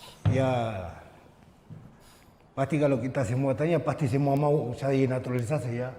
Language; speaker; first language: Indonesian; non-native, learner; Spanish